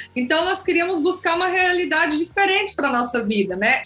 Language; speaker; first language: Portuguese; native; Portuguese